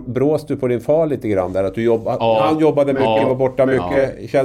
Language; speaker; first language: Swedish; native; Swedish